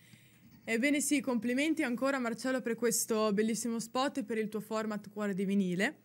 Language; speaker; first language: Italian; native; Italian